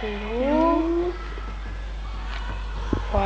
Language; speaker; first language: English; non-native, learner; German